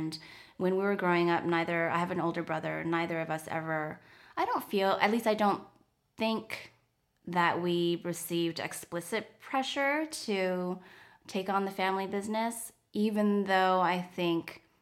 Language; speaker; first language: English; non-native, fluent; Chinese